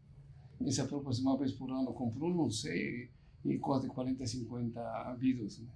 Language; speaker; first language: Portuguese; non-native, learner; Japanese